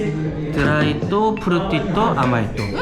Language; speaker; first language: Japanese; non-native, learner; Korean